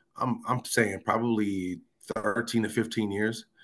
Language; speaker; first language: English; native; English